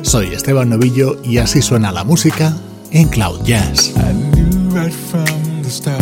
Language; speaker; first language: Spanish; native; Spanish